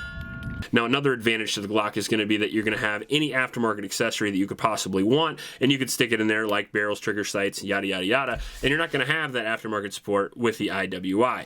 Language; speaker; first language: English; native; English